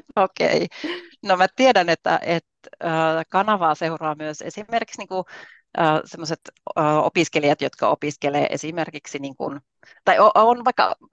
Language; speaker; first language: Finnish; native; Finnish